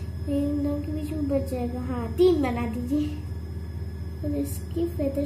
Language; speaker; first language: Hindi; native; Hindi